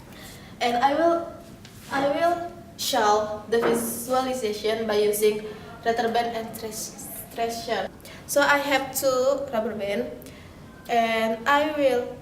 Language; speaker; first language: English; non-native, learner; Indonesian